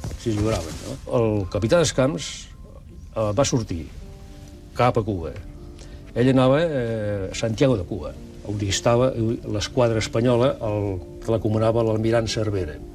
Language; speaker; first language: Catalan; early bilingual, other home language; Basque